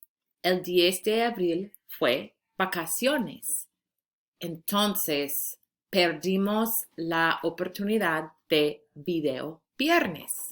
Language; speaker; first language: Spanish; non-native, fluent; English